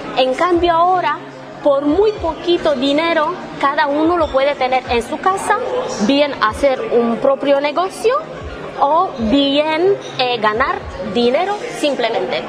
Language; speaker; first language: Spanish; non-native, fluent; Romanian